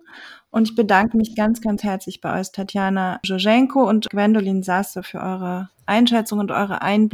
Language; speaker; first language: German; native; German